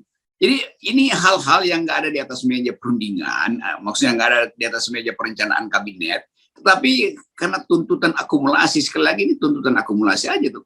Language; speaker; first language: Indonesian; native; Indonesian